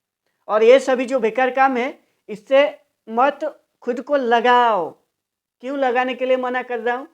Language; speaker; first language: Hindi; non-native, local second language; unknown